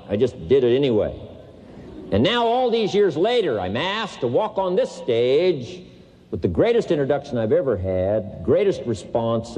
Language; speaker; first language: English; native; English